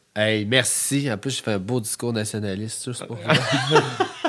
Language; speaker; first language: French; native; French